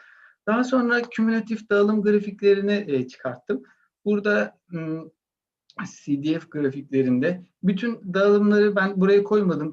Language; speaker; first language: Turkish; native; Turkish